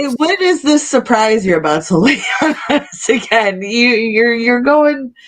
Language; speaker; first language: English; native; English